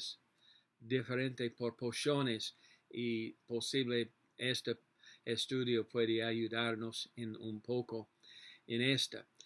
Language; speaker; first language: Spanish; non-native, learner; English